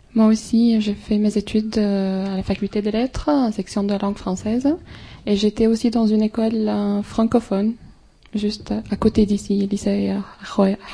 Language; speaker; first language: French; non-native, fluent; Arabic